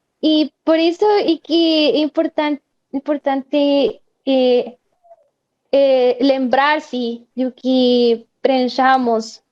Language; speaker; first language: Portuguese; non-native, fluent; Spanish